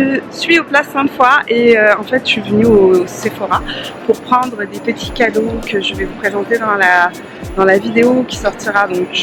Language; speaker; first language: French; native; French